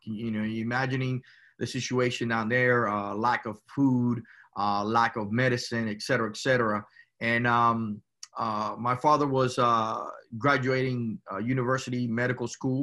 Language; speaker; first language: English; early bilingual, other home language; Spanish